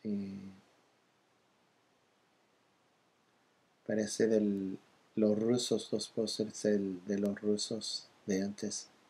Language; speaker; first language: Spanish; non-native, fluent; English